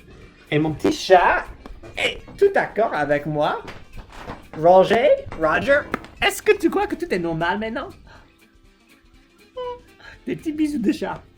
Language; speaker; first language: French; non-native, fluent; English